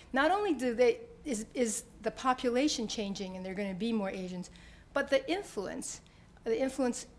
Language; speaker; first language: English; native; English